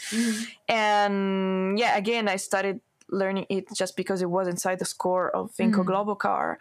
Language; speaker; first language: English; non-native, fluent; Italian